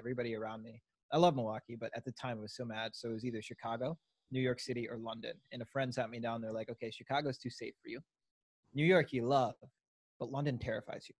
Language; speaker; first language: English; native; English